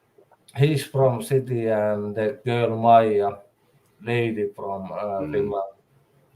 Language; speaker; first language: English; non-native, learner; Finnish